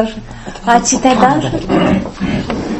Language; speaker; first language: Russian; non-native, learner; English